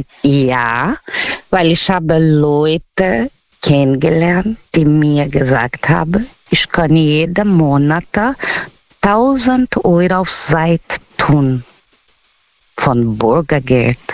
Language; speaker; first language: German; non-native, learner; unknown